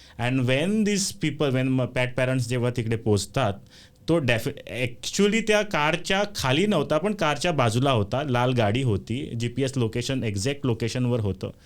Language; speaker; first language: Marathi; non-native, local second language; Konkani